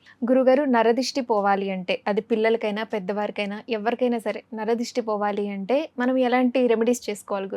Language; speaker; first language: Telugu; native; Telugu